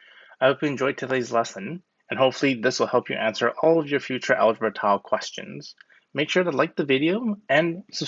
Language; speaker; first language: English; native; English